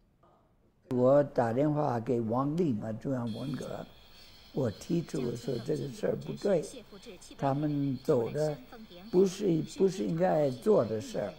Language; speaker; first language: Chinese; non-native, fluent; English